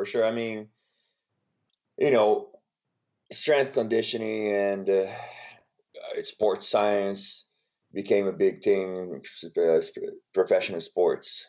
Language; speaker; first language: English; non-native, fluent; Portuguese